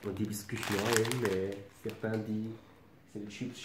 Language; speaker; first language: French; non-native, learner; Chinese